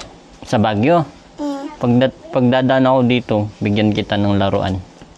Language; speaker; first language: Filipino; native; Filipino